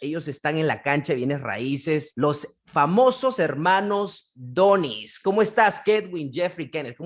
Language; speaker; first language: Spanish; native; Spanish